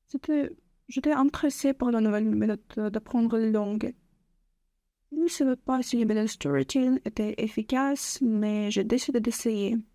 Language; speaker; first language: French; non-native, learner; Russian